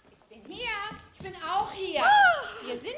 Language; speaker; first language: German; non-native, fluent; Portuguese